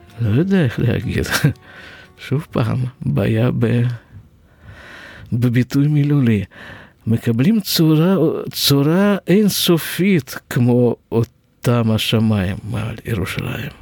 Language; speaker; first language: Hebrew; non-native, fluent; Russian